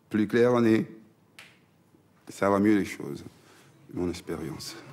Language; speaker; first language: French; non-native, fluent; Spanish